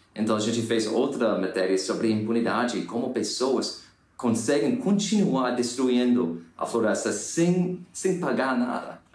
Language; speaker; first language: Portuguese; non-native, fluent; English